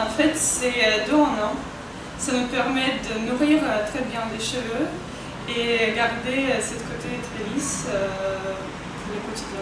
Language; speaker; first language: French; non-native, fluent; Russian